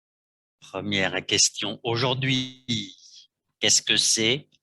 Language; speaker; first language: French; non-native, fluent; Vietnamese